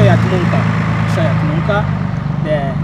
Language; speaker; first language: Hungarian; non-native, learner; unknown